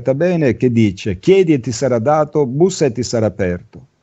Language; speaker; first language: Italian; native; Italian